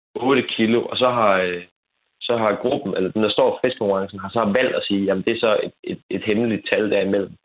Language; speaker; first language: Danish; native; Danish